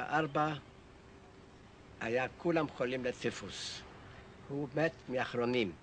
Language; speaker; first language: Hebrew; non-native, learner; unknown